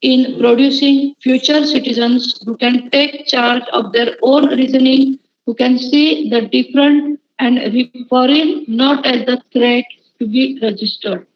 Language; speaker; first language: English; non-native, local second language; Marathi